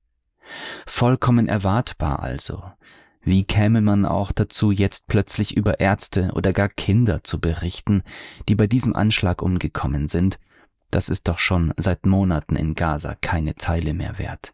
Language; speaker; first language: German; native; German